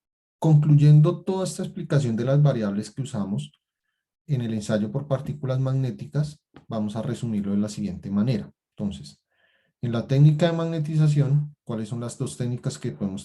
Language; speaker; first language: Spanish; native; Spanish